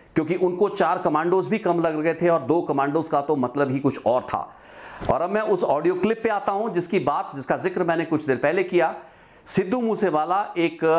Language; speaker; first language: Hindi; non-native, local second language; Punjabi